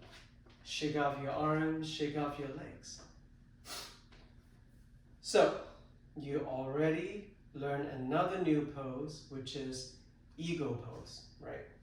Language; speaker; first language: English; native; English